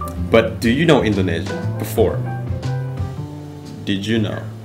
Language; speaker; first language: English; non-native, fluent; Indonesian